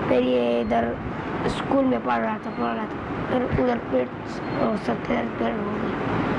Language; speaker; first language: Hindi; non-native, local second language; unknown